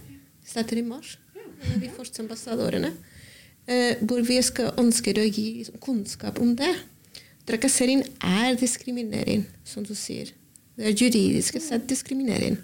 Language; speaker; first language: Norwegian; non-native, learner; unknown